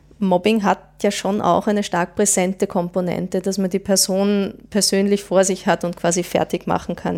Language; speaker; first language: German; native; German